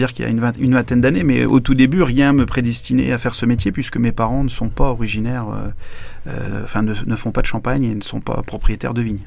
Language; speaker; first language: French; native; French